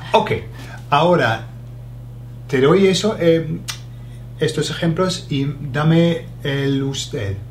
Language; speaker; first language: Spanish; non-native, fluent; English